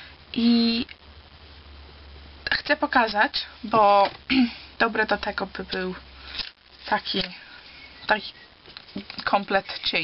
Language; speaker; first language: Polish; early bilingual, heritage; Polish